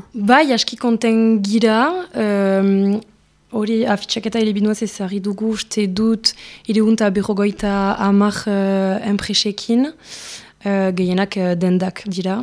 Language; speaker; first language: Basque; native; Basque